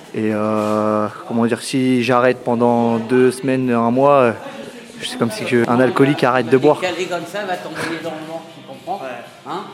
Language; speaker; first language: French; native; French